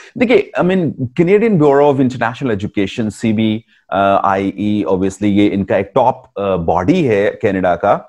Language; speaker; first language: Urdu; non-native, local second language; Punjabi